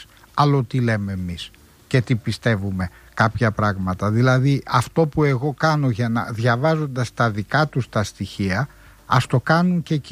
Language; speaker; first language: Greek; native; Greek